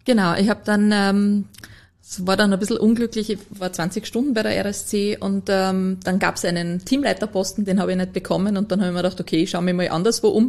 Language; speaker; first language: German; native; German